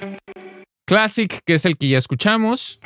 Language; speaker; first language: Spanish; native; Spanish